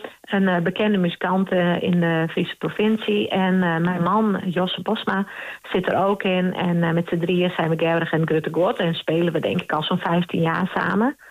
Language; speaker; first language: Dutch; non-native, local second language; Western Frisian